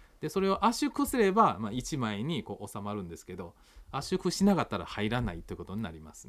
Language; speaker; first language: Japanese; non-native, fluent; Chinese